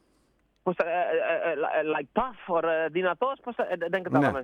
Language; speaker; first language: Greek; non-native, learner; Dutch